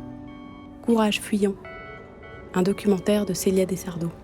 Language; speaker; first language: French; native; French